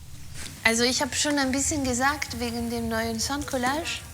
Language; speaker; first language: German; non-native, fluent; French